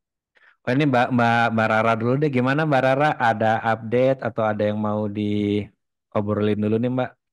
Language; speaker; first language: Indonesian; native; Indonesian